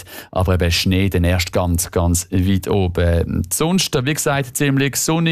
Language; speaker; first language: German; native; German